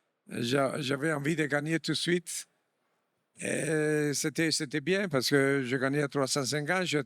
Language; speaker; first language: French; non-native, fluent; Italian